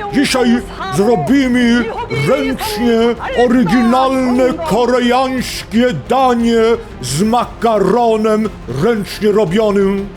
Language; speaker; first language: Polish; non-native, fluent; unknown